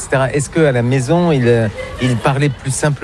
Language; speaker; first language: French; native; French